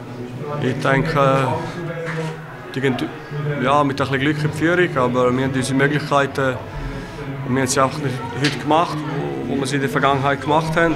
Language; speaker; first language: German; non-native, fluent; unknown